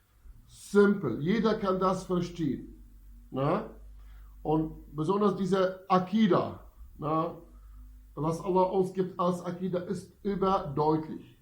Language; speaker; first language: German; non-native, fluent; Arabic